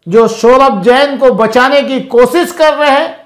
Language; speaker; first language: Hindi; non-native, local second language; Urdu